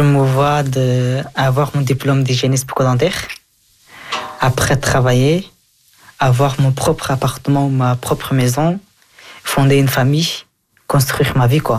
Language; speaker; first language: French; non-native, fluent; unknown